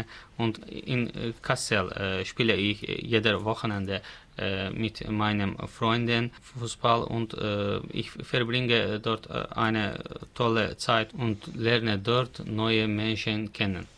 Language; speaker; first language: German; non-native, learner; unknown